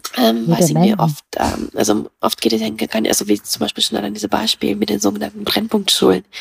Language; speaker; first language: German; early bilingual, other home language; Russian